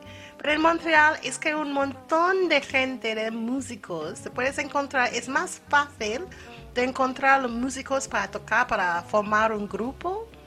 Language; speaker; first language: Spanish; non-native, fluent; English